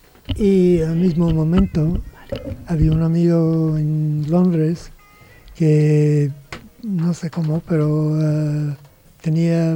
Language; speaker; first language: Spanish; non-native, learner; English